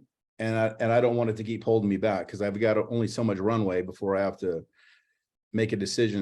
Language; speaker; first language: English; native; English